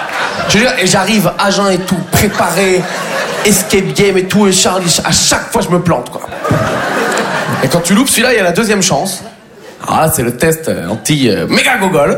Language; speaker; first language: French; native; French